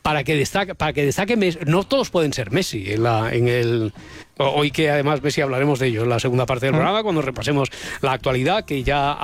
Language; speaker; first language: Spanish; native; Spanish